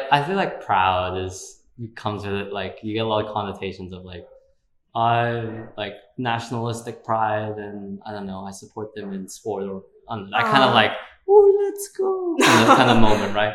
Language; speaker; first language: English; native; English